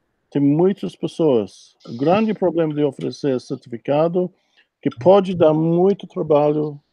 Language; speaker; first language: Portuguese; non-native, fluent; English